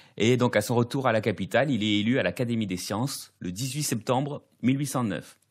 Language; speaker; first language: French; native; French